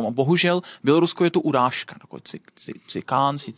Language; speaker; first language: Czech; non-native, fluent; Belarusian